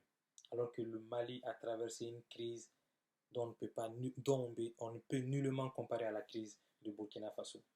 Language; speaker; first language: French; non-native, local second language; Bambara